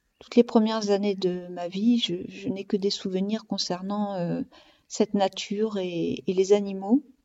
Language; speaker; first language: French; native; French